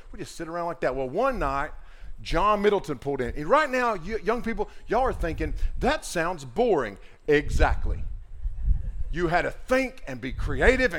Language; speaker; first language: English; native; English